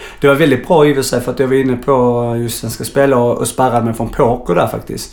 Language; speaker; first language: Swedish; native; Swedish